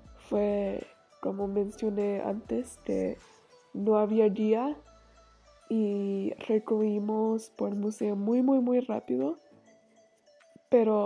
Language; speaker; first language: Spanish; non-native, learner; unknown